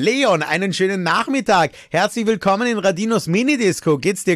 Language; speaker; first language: German; native; German